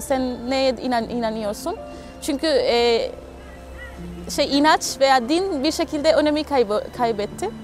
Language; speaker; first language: Turkish; non-native, fluent; Spanish